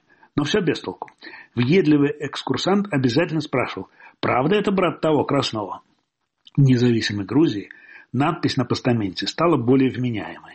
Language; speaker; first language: Russian; native; Russian